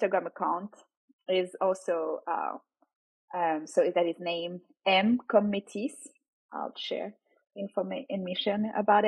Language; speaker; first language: English; non-native, fluent; French